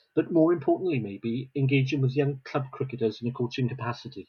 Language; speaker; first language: English; non-native, local second language; Welsh